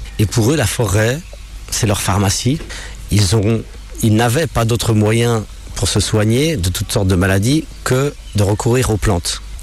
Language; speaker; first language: French; non-native, local second language; English